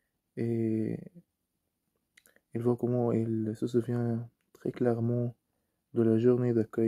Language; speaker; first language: French; non-native, fluent; Arabic